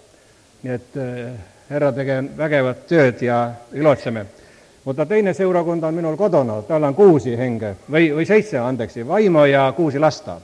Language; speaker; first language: Finnish; non-native, learner; Estonian